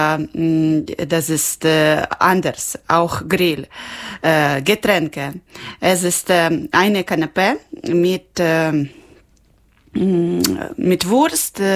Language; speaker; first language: German; non-native, local second language; Ukrainian